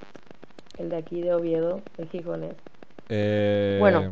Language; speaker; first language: Spanish; native; Spanish